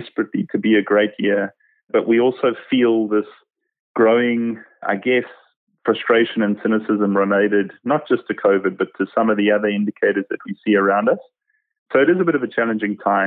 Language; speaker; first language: English; native; English